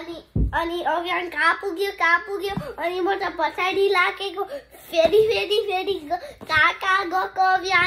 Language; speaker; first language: Nepali; early bilingual, heritage; Nepali